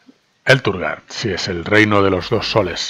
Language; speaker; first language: Spanish; native; Spanish